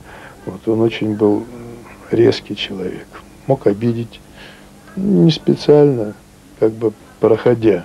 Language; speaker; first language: Russian; native; Russian